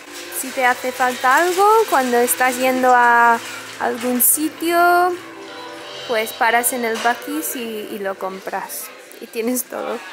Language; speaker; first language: Spanish; non-native, fluent; English